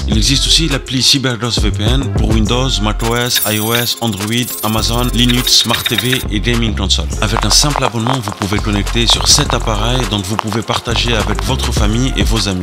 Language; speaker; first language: French; native; French